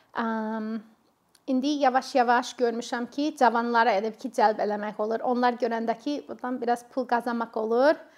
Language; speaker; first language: Azerbaijani; non-native, fluent; English